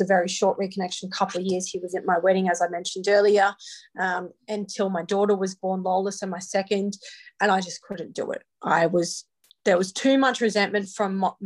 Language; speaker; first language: English; native; English